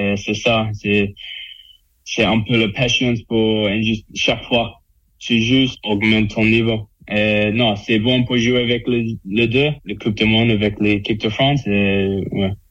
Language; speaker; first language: French; non-native, learner; English